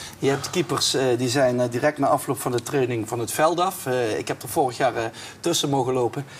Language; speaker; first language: Dutch; native; Dutch